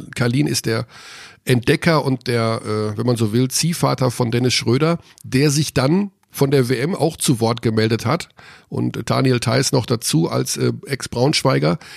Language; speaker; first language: German; native; German